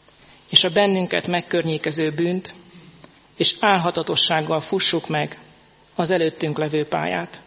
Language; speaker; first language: Hungarian; native; Hungarian